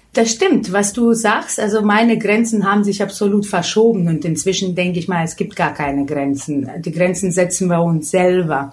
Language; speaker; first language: German; non-native, fluent; Lithuanian